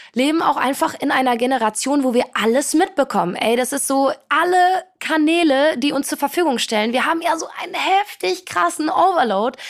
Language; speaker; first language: German; early bilingual, other home language; Polish